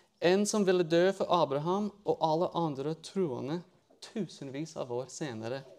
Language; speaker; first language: Norwegian; non-native, fluent; English